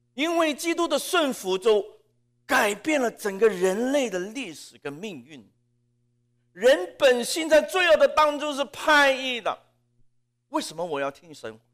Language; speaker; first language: Chinese; non-native, local second language; Cantonese